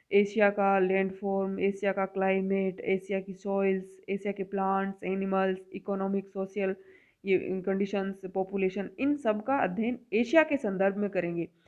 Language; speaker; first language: Hindi; native; Hindi